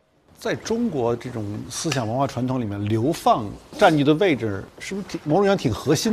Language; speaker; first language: Chinese; native; Chinese